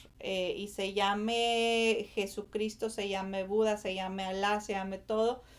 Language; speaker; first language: Spanish; native; Spanish